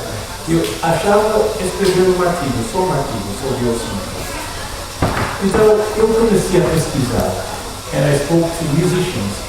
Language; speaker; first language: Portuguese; non-native, learner; English